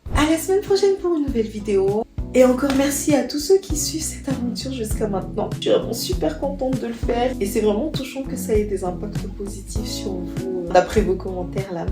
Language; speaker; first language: French; non-native, local second language; Malagasy